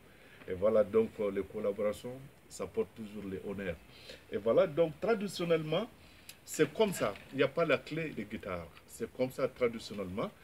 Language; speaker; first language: French; non-native, local second language; Bambara